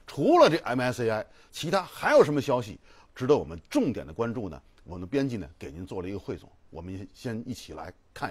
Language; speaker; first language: Chinese; native; Chinese